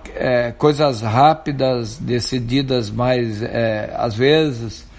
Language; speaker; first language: Portuguese; non-native, local second language; German